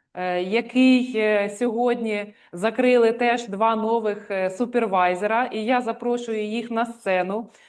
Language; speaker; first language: Ukrainian; native; Ukrainian